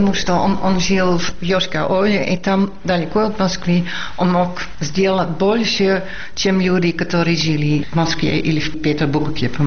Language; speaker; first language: Russian; non-native, fluent; Dutch